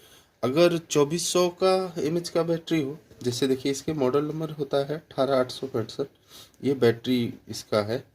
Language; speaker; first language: Hindi; native; Hindi